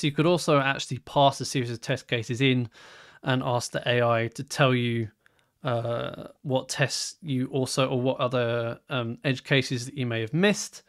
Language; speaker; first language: English; native; English